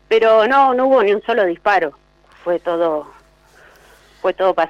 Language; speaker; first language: Spanish; native; Spanish